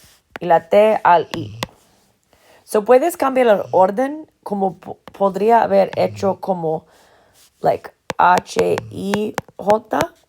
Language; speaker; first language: Spanish; non-native, fluent; English